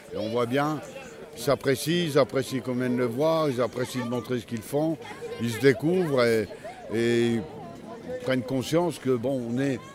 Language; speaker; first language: French; native; French